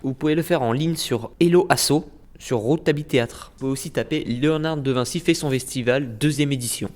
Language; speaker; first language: French; native; French